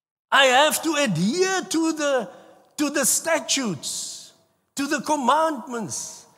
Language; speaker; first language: English; non-native, local second language; Afrikaans